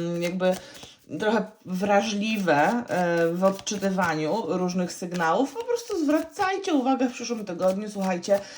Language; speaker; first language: Polish; native; Polish